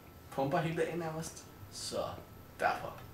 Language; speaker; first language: Danish; early bilingual, other home language; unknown